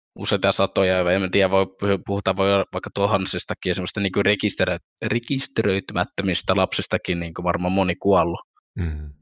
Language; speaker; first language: Finnish; early bilingual, other home language; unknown